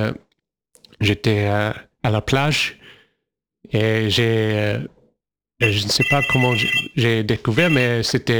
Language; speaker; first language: French; non-native, fluent; English